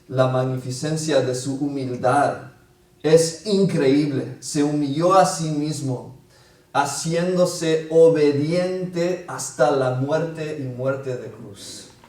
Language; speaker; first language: Spanish; non-native, fluent; English